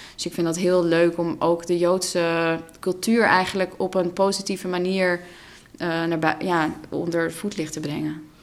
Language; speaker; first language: Dutch; non-native, local second language; Russian